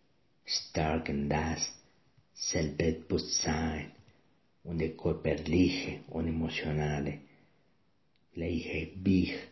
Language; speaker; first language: German; non-native, learner; Spanish